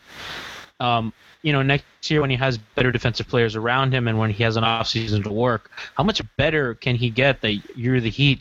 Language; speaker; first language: English; native; English